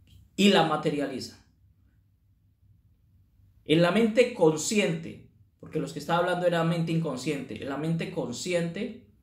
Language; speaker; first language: Spanish; native; Spanish